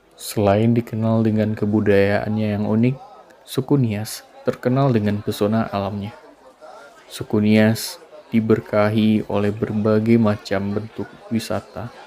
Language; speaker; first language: Indonesian; native; Indonesian